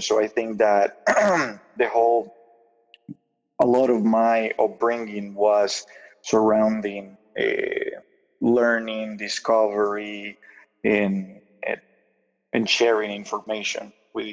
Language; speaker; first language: English; non-native, fluent; Spanish